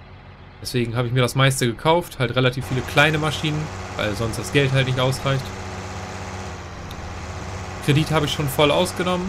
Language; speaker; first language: German; native; German